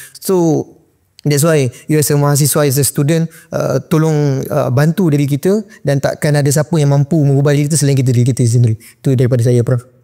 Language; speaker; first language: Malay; native; Malay